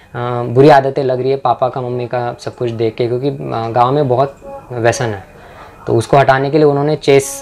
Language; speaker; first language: Hindi; non-native, local second language; Marathi